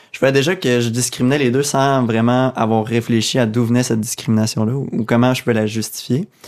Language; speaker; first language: French; native; French